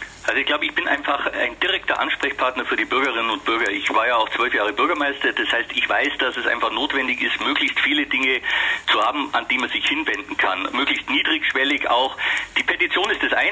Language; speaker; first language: German; native; German